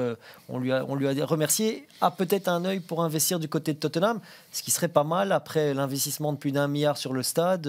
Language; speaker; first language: French; native; French